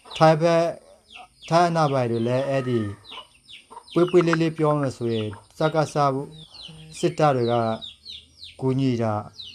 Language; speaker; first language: Burmese; non-native, local second language; Karen languages